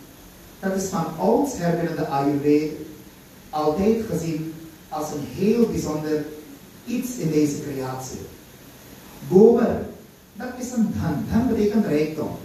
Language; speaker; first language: Dutch; non-native, local second language; Caribbean Hindustani